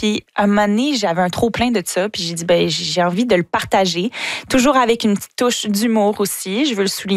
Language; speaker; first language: French; native; French